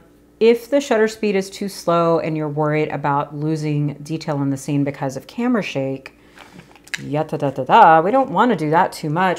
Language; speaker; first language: English; native; English